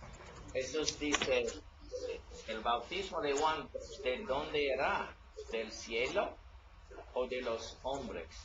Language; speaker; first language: Spanish; non-native, learner; English